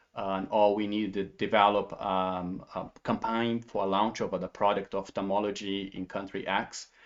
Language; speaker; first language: English; non-native, fluent; Portuguese